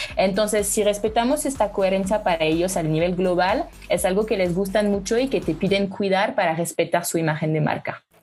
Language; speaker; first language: Spanish; non-native, fluent; French